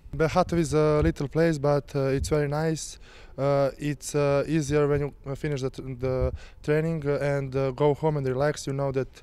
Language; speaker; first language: English; non-native, fluent; Serbian